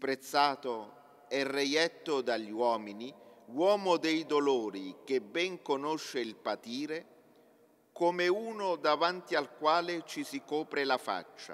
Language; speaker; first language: Italian; native; Italian